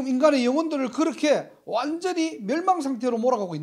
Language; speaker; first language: Korean; native; Korean